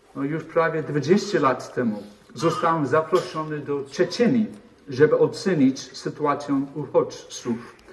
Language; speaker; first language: Polish; non-native, fluent; English